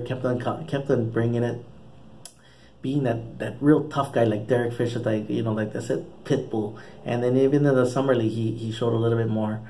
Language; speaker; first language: English; native; English